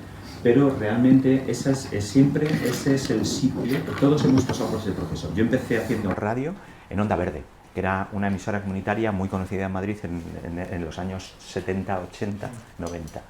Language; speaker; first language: Spanish; native; Spanish